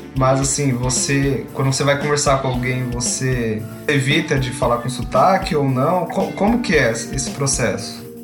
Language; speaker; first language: Portuguese; native; Portuguese